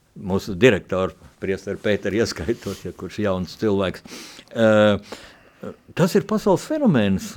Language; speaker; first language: Latvian; native; Latvian